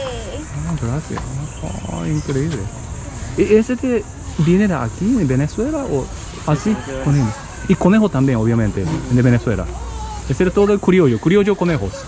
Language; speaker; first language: Spanish; non-native, learner; Japanese